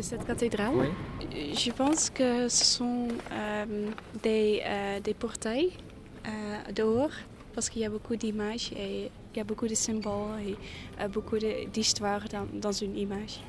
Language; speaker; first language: French; non-native, learner; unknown